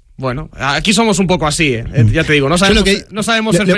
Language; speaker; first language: Spanish; native; Spanish